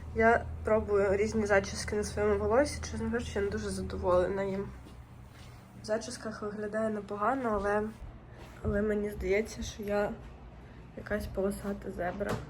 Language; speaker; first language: Ukrainian; native; Ukrainian